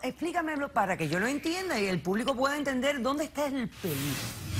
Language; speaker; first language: Spanish; native; Spanish